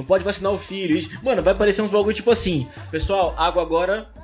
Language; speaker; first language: Portuguese; native; Portuguese